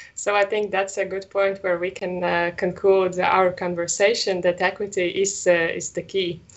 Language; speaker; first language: English; non-native, fluent; Latvian